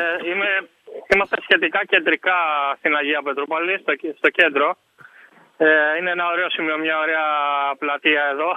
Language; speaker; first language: Greek; native; Greek